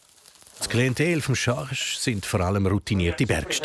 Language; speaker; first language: German; native; German